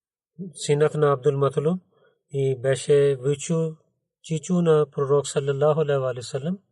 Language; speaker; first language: Bulgarian; non-native, learner; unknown